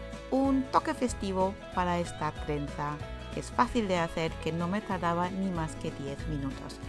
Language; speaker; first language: Spanish; non-native, fluent; German